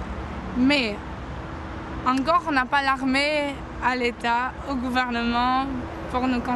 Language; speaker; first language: French; non-native, fluent; Greek